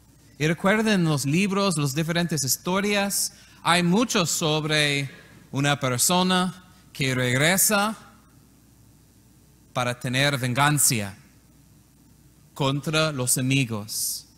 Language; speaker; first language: Spanish; non-native, learner; English